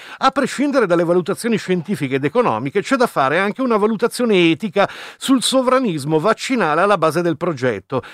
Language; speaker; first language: Italian; native; Italian